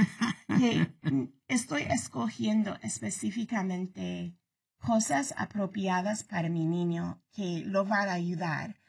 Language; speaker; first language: Spanish; early bilingual, heritage; Spanish